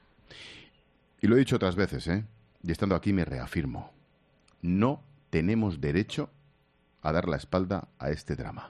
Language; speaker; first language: Spanish; native; Spanish